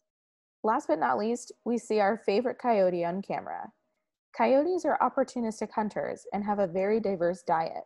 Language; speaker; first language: English; native; English